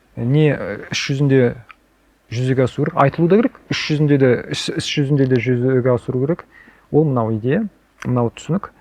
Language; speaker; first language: Kazakh; native; Kazakh